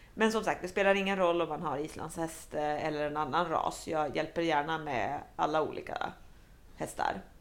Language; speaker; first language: Swedish; native; Swedish